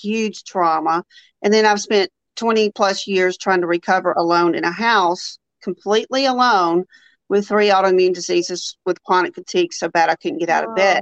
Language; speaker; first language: English; native; English